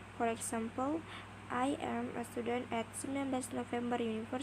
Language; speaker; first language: English; non-native, learner; Indonesian